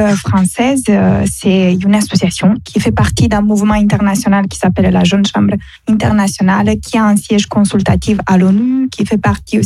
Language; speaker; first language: French; non-native, fluent; Romanian